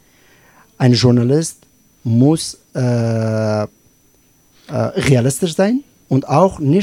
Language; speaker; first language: German; non-native, learner; Persian